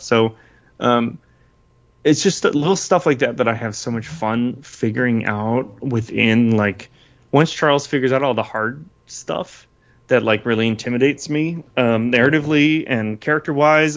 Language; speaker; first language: English; native; English